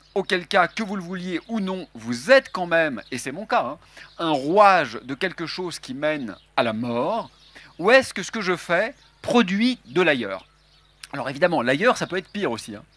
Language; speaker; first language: French; native; French